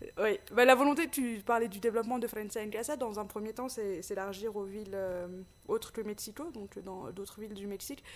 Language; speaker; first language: French; native; French